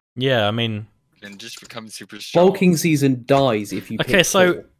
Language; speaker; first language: English; native; English